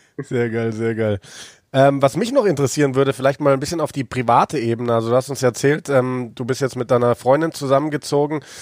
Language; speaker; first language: German; native; German